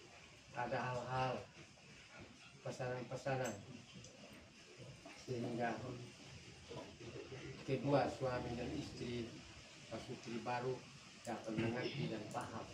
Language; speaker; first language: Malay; non-native, local second language; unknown